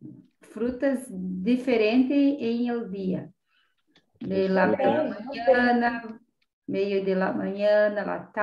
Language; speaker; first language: Spanish; non-native, learner; Portuguese